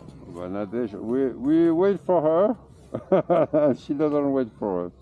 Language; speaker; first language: English; non-native, learner; French